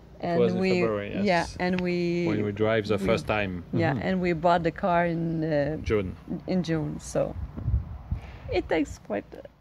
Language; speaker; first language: English; non-native, local second language; French